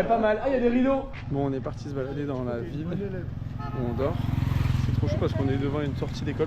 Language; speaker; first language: French; native; French